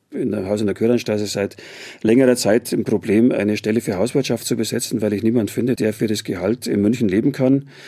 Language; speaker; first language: German; native; German